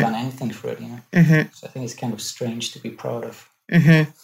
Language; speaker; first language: English; non-native, fluent; German